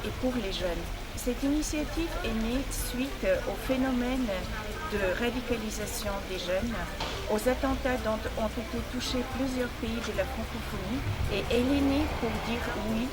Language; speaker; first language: French; non-native, fluent; Bulgarian